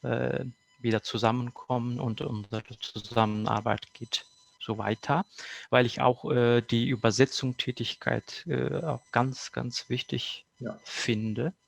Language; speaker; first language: German; non-native, fluent; Kurdish